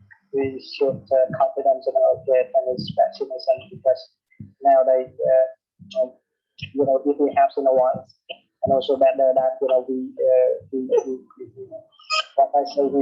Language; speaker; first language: English; non-native, learner; Vietnamese